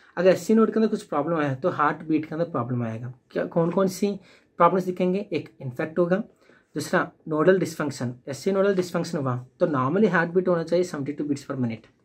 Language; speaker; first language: Hindi; non-native, local second language; Telugu